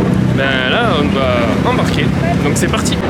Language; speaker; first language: French; native; French